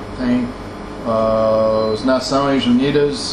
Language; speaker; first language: Portuguese; non-native, learner; English